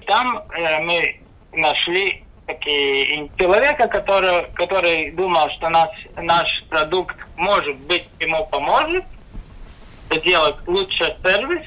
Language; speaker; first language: Russian; non-native, local second language; Latvian